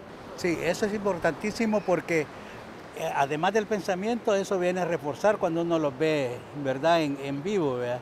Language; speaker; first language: Spanish; native; Spanish